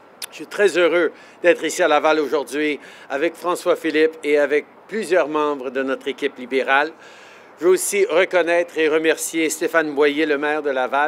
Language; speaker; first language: French; native; French